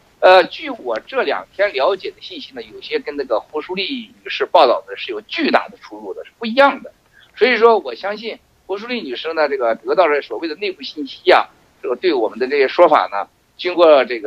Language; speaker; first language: Chinese; native; Chinese